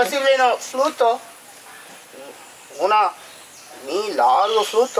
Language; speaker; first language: Spanish; non-native, learner; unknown